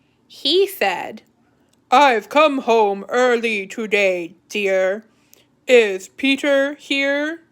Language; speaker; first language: English; native; English